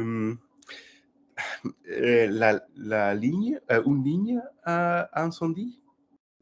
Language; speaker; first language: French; non-native, learner; English